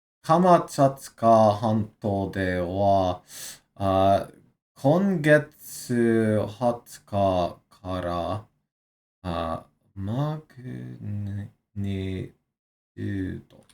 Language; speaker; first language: Japanese; non-native, learner; English